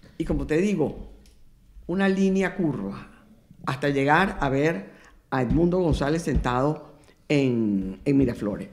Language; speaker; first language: Spanish; native; Spanish